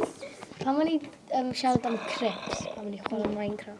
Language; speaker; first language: Welsh; non-native, local second language; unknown